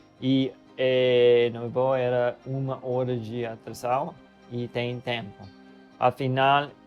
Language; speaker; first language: Portuguese; non-native, learner; English